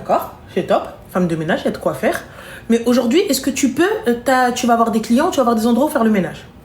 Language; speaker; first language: French; native; French